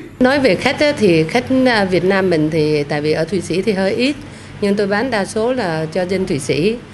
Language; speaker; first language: Vietnamese; native; Vietnamese